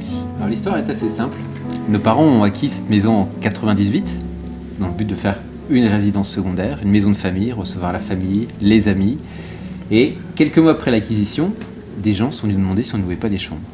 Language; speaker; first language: French; native; French